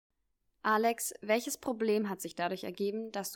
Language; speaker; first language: German; native; German